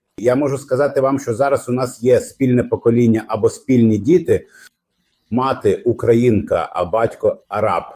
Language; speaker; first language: Ukrainian; non-native, fluent; Arabic